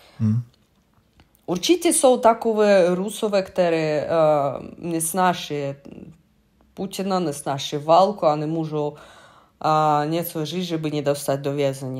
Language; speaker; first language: Czech; non-native, learner; Russian